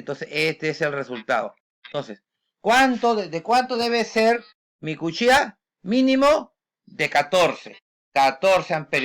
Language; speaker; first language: Spanish; native; Spanish